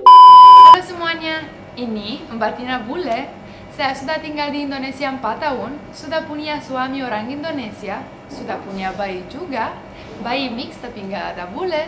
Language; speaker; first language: Indonesian; non-native, learner; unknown